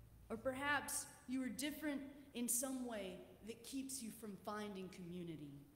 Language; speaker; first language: English; native; English